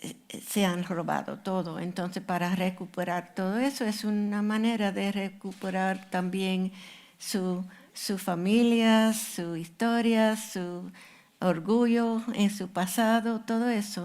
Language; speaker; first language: Spanish; non-native, fluent; English